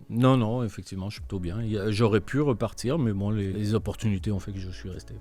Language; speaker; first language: French; native; French